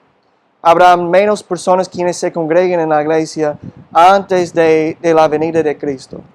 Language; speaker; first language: Spanish; non-native, fluent; English